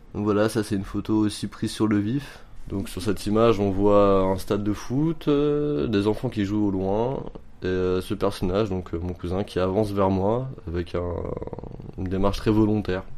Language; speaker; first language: French; native; French